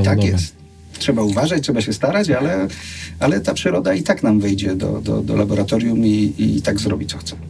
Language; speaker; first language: Polish; native; Polish